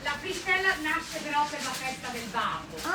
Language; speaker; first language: Italian; native; Italian